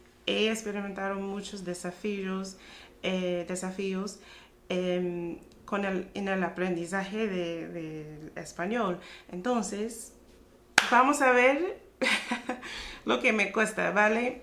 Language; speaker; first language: Spanish; non-native, fluent; English